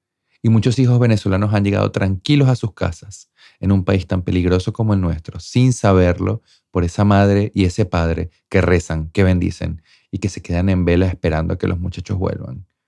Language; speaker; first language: Spanish; native; Spanish